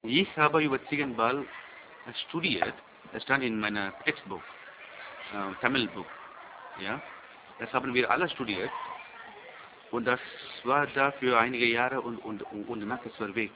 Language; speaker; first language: German; non-native, fluent; Tamil